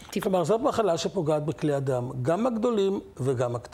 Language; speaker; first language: Hebrew; native; Hebrew